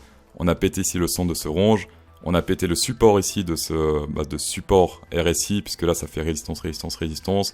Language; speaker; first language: French; native; French